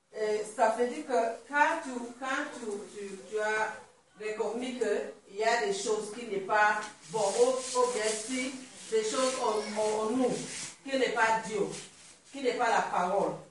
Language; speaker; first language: French; non-native, learner; Swahili